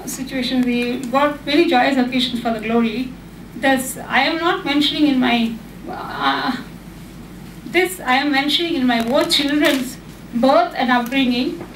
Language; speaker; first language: English; non-native, local second language; Telugu